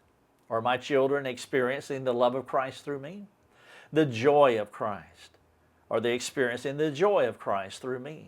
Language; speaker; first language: English; native; English